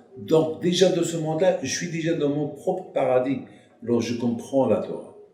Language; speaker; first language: French; non-native, local second language; Arabic